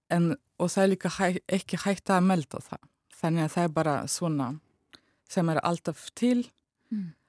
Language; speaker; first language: Icelandic; non-native, fluent; Russian